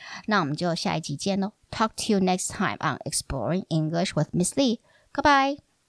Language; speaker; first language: English; non-native, fluent; Chinese